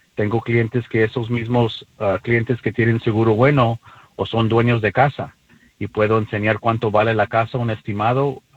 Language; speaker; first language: Spanish; early bilingual, heritage; Spanish